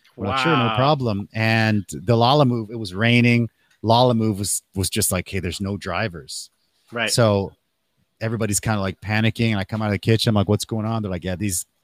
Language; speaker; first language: English; native; English